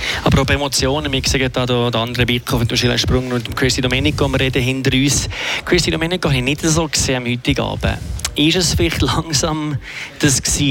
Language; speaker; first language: German; native; German